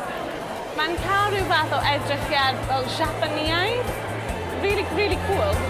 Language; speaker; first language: Welsh; native; Welsh